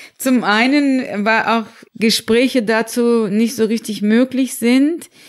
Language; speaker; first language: German; early bilingual, other home language; Turkish